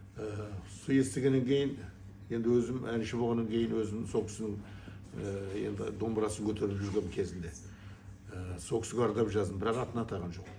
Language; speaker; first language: Kazakh; native; Kazakh